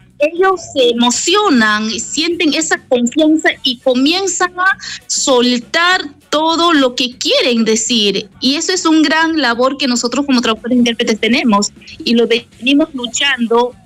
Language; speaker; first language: Spanish; non-native, local second language; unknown